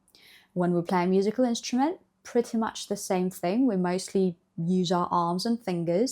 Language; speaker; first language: English; non-native, fluent; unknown